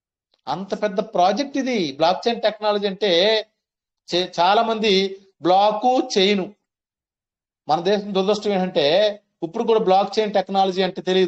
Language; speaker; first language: Telugu; native; Telugu